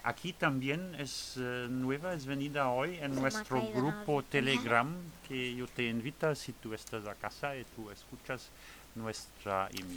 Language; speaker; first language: Spanish; non-native, fluent; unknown